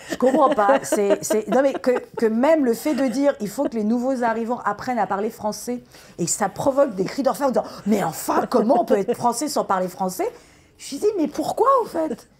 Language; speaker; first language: French; early bilingual, other home language; Persian